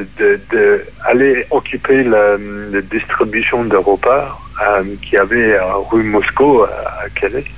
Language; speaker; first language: French; non-native, fluent; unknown